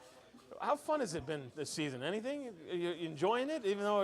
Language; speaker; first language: English; native; English